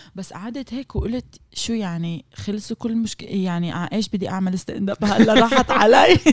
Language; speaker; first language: Arabic; non-native, fluent; Hebrew